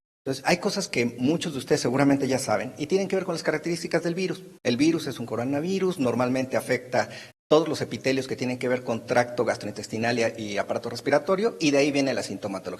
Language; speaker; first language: Spanish; native; Spanish